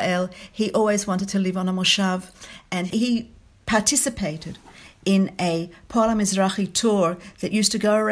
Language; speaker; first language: English; native; English